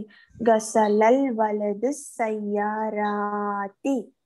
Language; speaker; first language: Arabic; non-native, learner; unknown